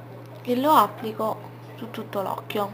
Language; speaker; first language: Italian; native; Italian